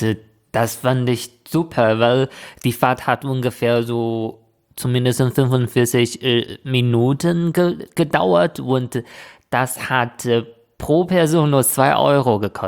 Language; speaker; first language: German; non-native, fluent; Chinese